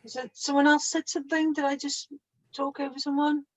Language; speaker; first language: English; non-native, local second language; Welsh